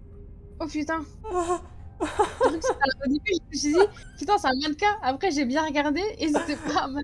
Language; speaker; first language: French; native; French